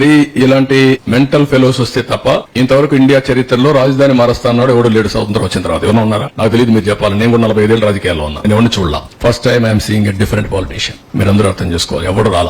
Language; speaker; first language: Telugu; native; Telugu